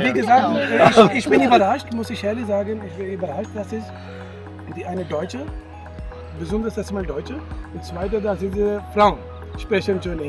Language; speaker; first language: German; non-native, learner; Urdu